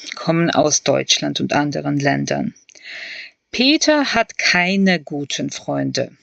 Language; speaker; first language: German; non-native, fluent; Ukrainian